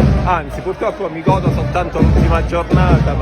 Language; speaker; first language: Italian; native; Italian